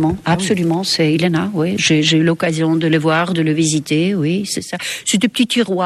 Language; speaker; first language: French; non-native, fluent; Estonian